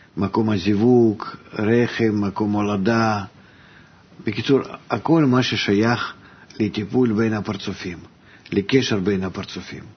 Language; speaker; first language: Hebrew; non-native, fluent; Russian